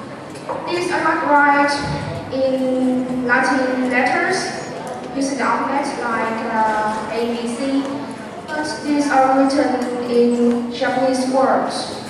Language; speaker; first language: English; non-native, fluent; Vietnamese